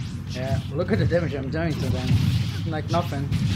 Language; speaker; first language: English; non-native, fluent; Portuguese